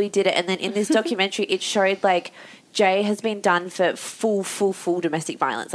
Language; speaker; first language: English; native; English